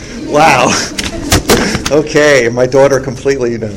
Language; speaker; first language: English; native; English